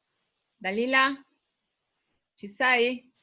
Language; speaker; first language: Italian; native; Italian